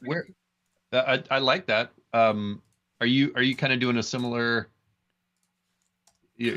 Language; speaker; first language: English; native; English